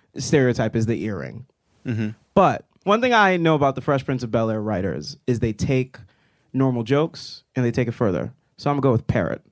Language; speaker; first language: English; early bilingual, other home language; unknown